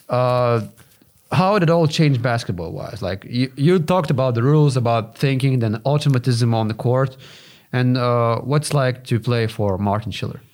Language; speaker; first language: English; non-native, fluent; Lithuanian